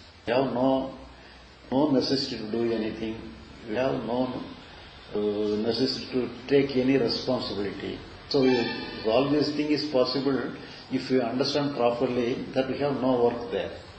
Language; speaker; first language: English; non-native, local second language; Tamil